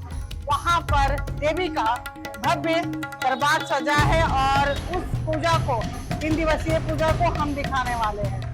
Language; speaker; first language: Hindi; native; Hindi